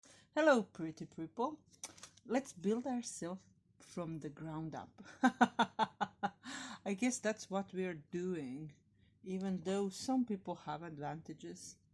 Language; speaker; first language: English; non-native, fluent; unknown